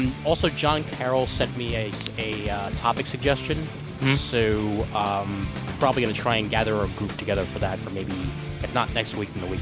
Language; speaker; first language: English; native; English